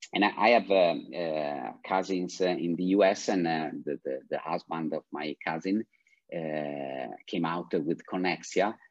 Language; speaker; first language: English; non-native, fluent; Italian